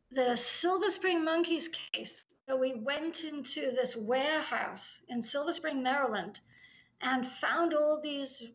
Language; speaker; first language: English; native; English